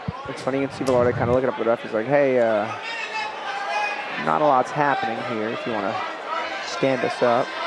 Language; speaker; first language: English; native; English